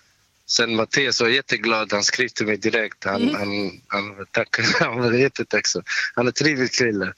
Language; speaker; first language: Swedish; non-native, learner; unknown